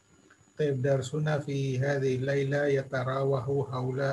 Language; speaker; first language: Arabic; non-native, fluent; Indonesian